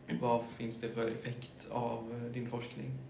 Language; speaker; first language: Swedish; early bilingual, other home language; German